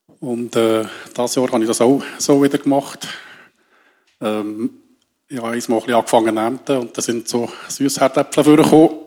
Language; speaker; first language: German; native; German